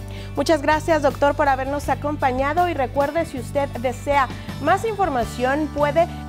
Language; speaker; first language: Spanish; native; Spanish